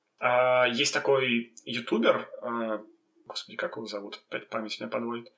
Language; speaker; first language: Russian; native; Russian